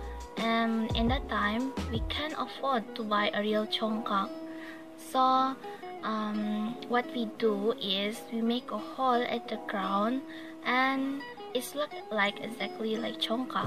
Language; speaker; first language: English; non-native, learner; Malay